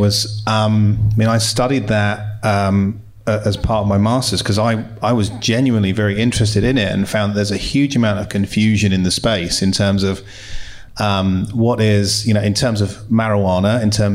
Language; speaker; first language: English; native; English